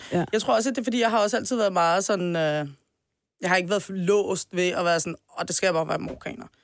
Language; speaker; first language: Danish; early bilingual, other home language; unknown